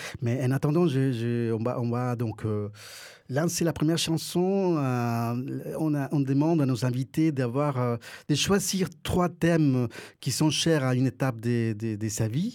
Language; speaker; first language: French; non-native, fluent; Spanish